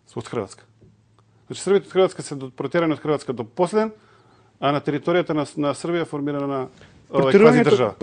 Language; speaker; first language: Macedonian; non-native, local second language; Serbian